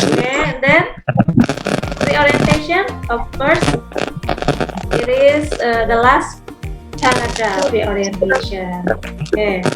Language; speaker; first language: English; non-native, fluent; Indonesian